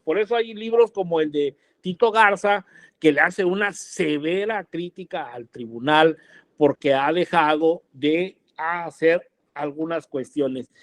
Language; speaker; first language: Spanish; native; Spanish